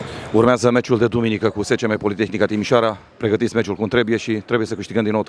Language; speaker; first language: Romanian; native; Romanian